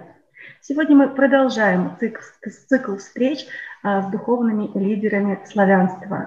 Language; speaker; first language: Russian; native; Russian